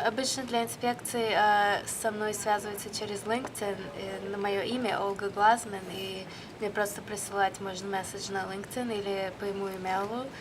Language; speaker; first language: Russian; early bilingual, other home language; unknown